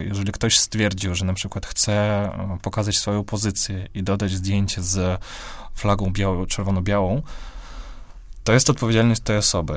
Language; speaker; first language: Polish; non-native, fluent; Russian